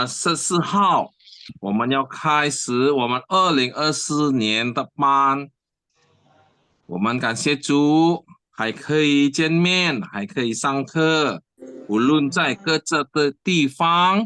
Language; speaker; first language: Chinese; non-native, learner; Indonesian